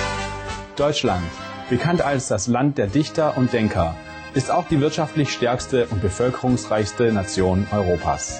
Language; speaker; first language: German; native; German